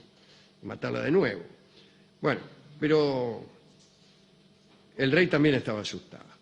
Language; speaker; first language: Spanish; native; Spanish